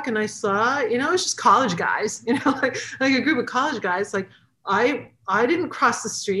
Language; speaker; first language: English; native; English